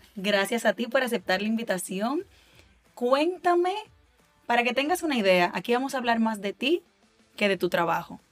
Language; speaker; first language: Spanish; native; Spanish